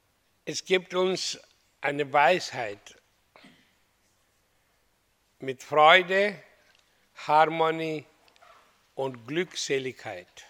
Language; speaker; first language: German; non-native, fluent; Hindi